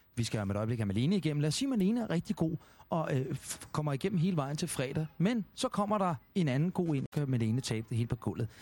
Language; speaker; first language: Danish; native; Danish